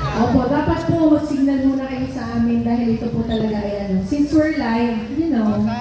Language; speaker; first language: Filipino; native; Filipino